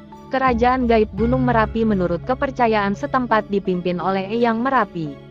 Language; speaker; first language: Indonesian; native; Indonesian